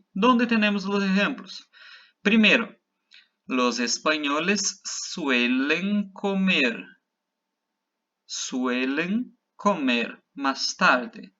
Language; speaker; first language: Spanish; non-native, fluent; Portuguese